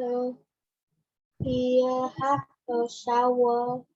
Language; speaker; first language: English; non-native, learner; Vietnamese